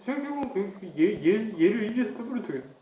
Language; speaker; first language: Korean; native; Korean